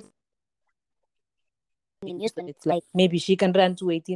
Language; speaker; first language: English; non-native, local second language; Kalenjin